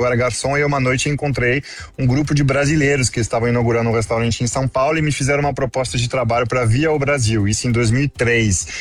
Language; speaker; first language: Portuguese; non-native, fluent; French